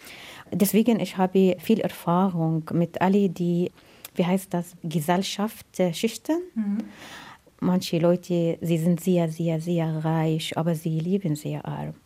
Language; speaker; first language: German; non-native, learner; Arabic